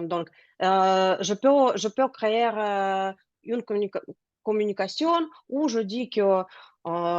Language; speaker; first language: French; non-native, learner; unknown